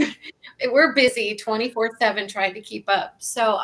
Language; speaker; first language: English; native; English